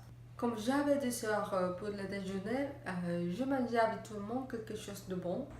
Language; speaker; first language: French; non-native, learner; Spanish